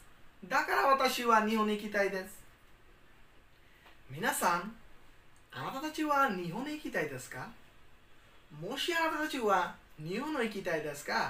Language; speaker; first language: Japanese; non-native, learner; Bangla